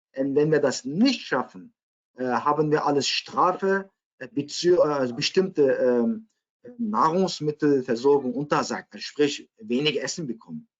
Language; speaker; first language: German; non-native, fluent; Uyghur